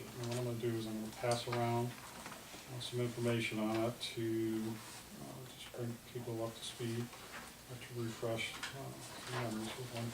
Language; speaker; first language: English; native; English